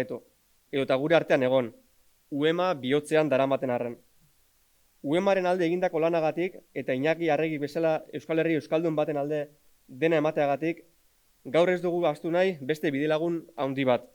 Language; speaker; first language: Basque; native; Basque